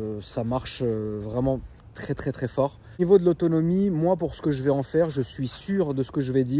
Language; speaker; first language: French; native; French